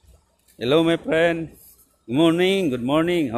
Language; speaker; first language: English; non-native, local second language; Filipino